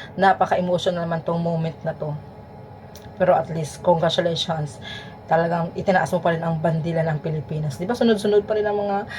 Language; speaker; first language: Filipino; native; Filipino